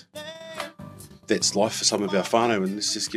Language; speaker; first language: English; native; English